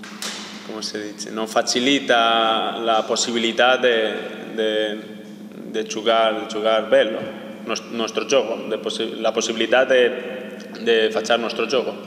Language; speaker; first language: Italian; non-native, learner; Spanish